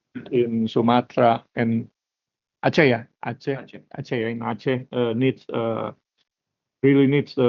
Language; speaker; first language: English; non-native, learner; Indonesian